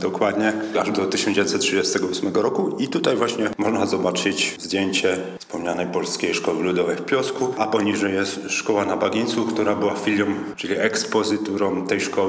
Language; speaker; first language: Polish; native; Polish